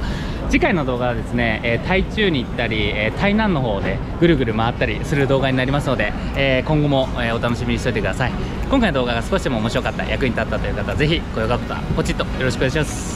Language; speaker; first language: Japanese; native; Japanese